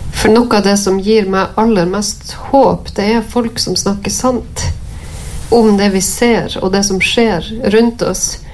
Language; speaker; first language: Norwegian; native; Norwegian